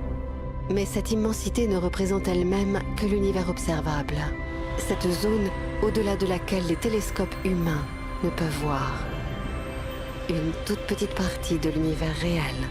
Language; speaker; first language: French; native; French